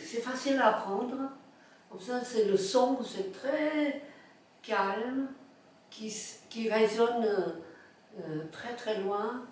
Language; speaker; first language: French; non-native, fluent; Korean